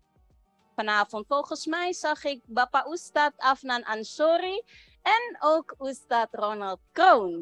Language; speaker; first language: Dutch; non-native, fluent; Indonesian